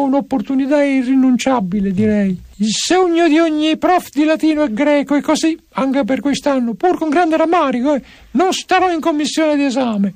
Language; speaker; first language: Italian; native; Italian